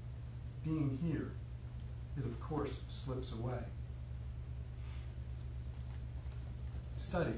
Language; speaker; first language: English; native; English